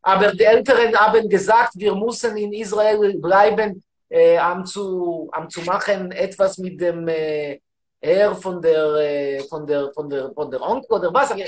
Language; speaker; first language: German; non-native, learner; Hebrew